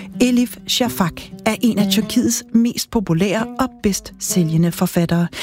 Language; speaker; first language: Danish; native; Danish